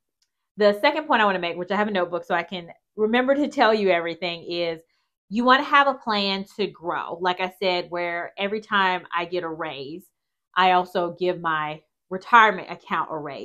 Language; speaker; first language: English; native; English